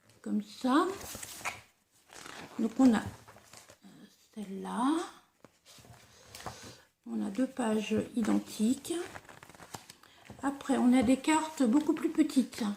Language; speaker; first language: French; native; French